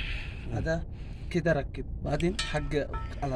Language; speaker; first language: Arabic; non-native, learner; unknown